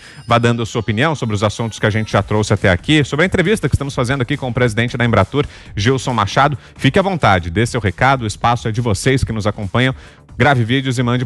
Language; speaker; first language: Portuguese; native; Portuguese